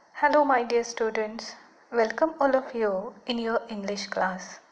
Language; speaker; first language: English; non-native, local second language; Marathi